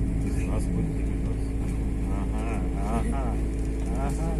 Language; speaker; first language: Russian; native; Russian